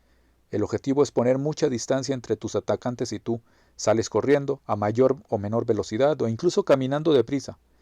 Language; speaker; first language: Spanish; native; Spanish